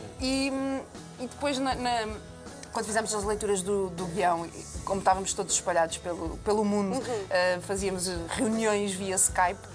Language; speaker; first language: Portuguese; native; Portuguese